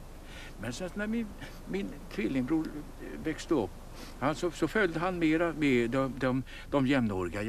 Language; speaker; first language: Swedish; native; Swedish